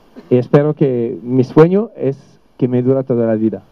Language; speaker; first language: Spanish; non-native, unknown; French